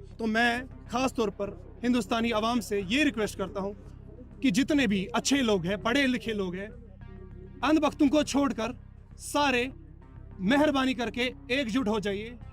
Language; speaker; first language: Hindi; non-native, local second language; Kashmiri